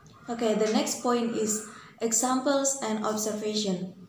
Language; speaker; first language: English; non-native, fluent; Indonesian